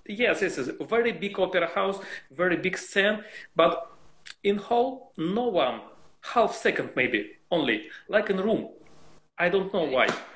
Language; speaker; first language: English; non-native, learner; Russian